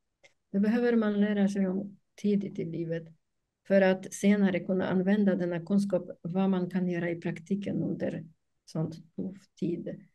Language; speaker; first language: Swedish; non-native, fluent; Polish